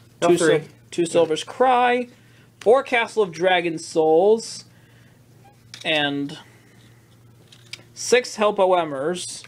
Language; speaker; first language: English; native; English